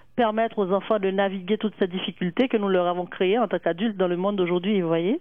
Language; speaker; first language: French; native; French